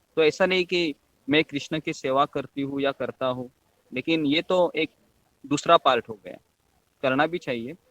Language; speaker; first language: Hindi; non-native, local second language; Marathi